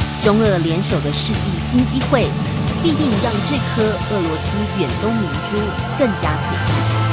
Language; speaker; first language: Chinese; native; Chinese